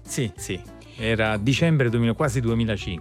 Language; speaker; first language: Italian; native; Italian